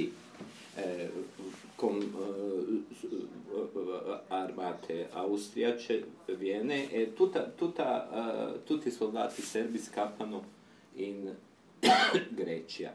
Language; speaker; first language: Italian; non-native, learner; Serbian